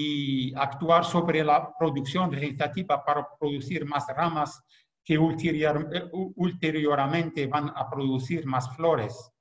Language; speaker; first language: Spanish; non-native, fluent; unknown